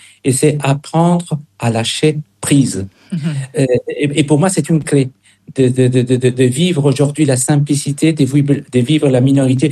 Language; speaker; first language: French; non-native, fluent; Spanish